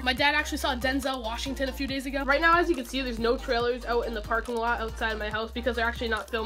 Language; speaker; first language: English; native; English